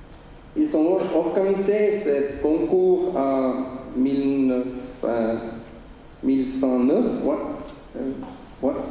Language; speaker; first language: French; non-native, local second language; Swiss German